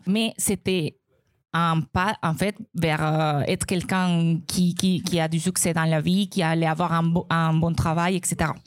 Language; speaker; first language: French; non-native, fluent; Spanish